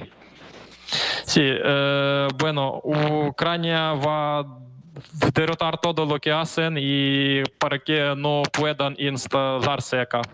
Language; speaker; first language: Spanish; non-native, fluent; Ukrainian